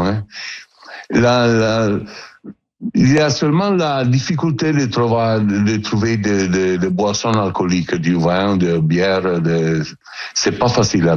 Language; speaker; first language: French; non-native, learner; Italian